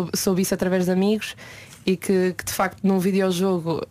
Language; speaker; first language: Portuguese; native; Portuguese